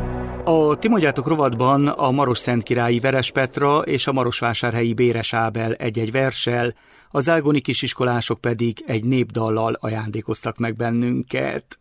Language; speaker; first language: Hungarian; native; Hungarian